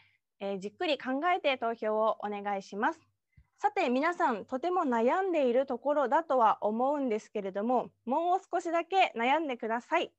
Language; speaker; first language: Japanese; native; Japanese